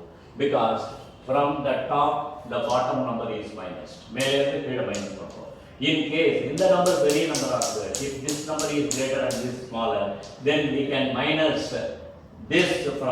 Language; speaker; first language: English; non-native, local second language; Tamil